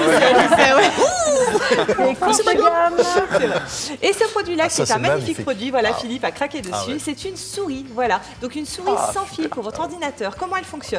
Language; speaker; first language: French; native; French